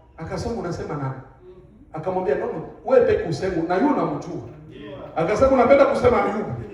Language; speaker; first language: Swahili; native; Swahili